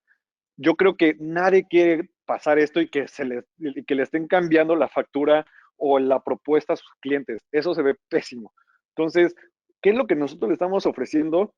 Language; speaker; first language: Spanish; native; Spanish